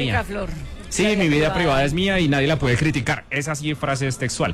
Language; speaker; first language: Spanish; native; Spanish